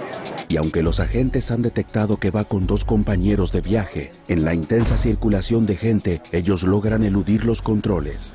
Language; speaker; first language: Spanish; native; Spanish